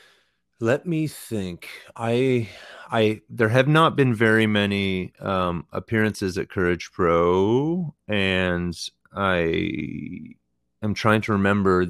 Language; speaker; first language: English; native; English